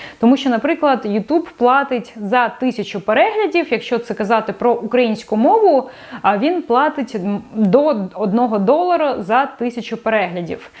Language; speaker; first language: Ukrainian; non-native, local second language; Russian